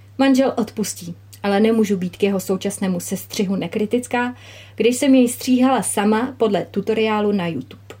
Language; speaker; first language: Czech; native; Czech